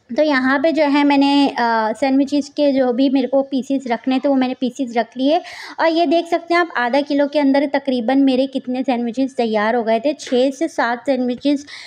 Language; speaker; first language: Hindi; native; Hindi